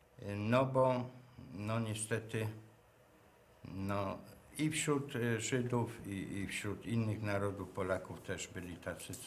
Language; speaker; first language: Polish; native; Polish